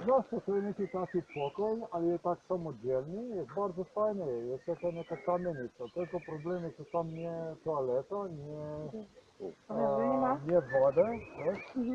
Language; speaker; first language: Polish; non-native, learner; Slovenian